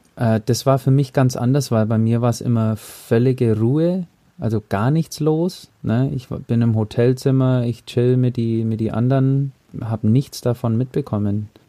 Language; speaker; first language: German; early bilingual, heritage; German